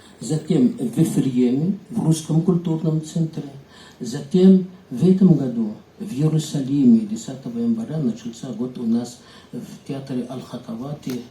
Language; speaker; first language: Russian; non-native, fluent; Arabic